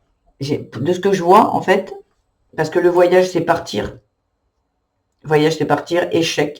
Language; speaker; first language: French; native; French